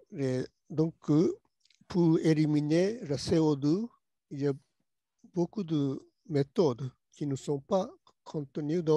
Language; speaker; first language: French; non-native, learner; Japanese